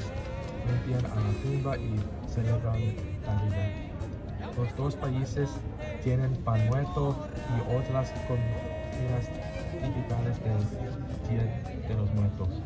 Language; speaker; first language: Spanish; non-native, fluent; English